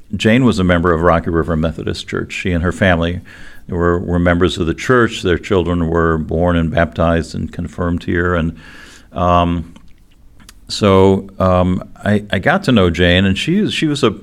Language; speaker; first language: English; native; English